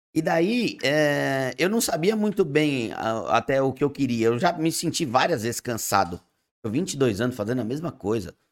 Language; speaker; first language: Portuguese; native; Portuguese